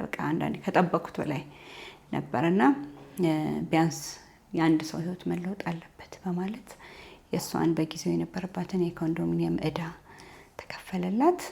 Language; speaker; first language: Amharic; native; Amharic